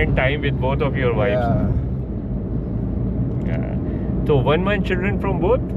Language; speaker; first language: English; non-native, local second language; Urdu